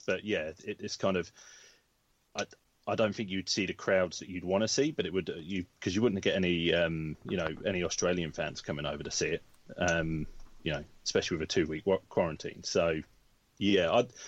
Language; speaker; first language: English; native; English